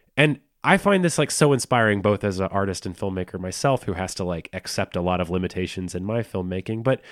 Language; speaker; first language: English; native; English